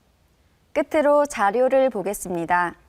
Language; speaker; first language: Korean; native; Korean